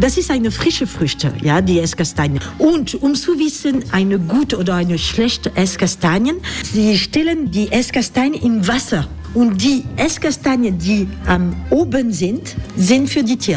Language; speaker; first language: German; non-native, learner; French